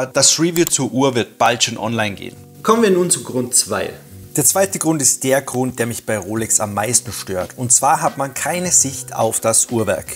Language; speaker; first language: German; native; German